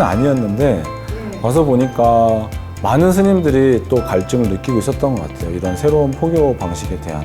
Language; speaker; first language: Korean; native; Korean